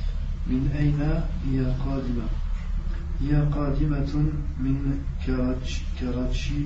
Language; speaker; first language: Arabic; non-native, learner; French